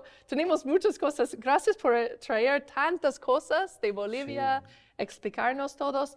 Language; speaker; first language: Spanish; non-native, learner; English